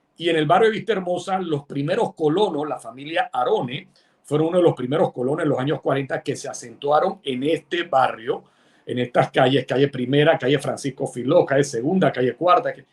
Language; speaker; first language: Spanish; early bilingual, other home language; Italian